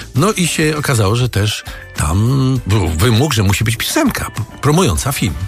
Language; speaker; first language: Polish; native; Polish